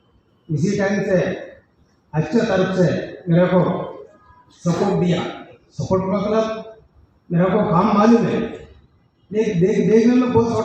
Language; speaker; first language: Hindi; non-native, local second language; Malayalam